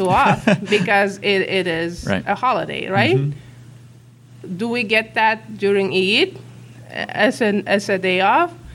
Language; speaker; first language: English; non-native, fluent; Uzbek